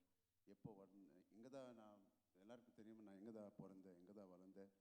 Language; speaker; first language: Tamil; non-native, local second language; Telugu